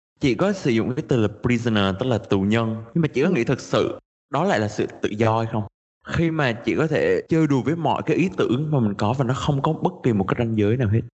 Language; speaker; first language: Vietnamese; native; Vietnamese